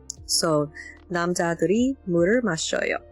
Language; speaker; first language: Korean; non-native, learner; English